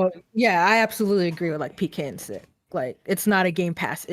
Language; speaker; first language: English; native; English